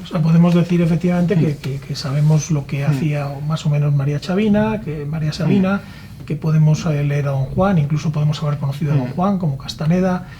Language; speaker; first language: Spanish; native; Spanish